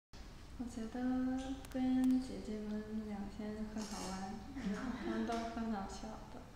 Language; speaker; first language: Chinese; non-native, learner; English